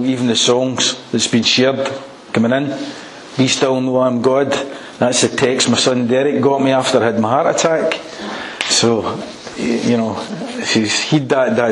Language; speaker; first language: English; native; English